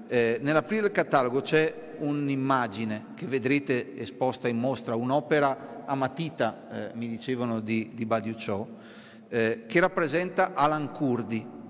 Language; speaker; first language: Italian; native; Italian